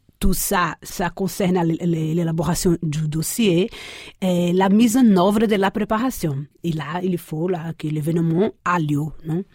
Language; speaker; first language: French; non-native, fluent; Portuguese